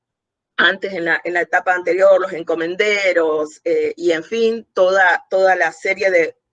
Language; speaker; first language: Spanish; native; Spanish